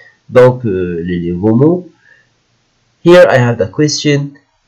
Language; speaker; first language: English; non-native, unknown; Arabic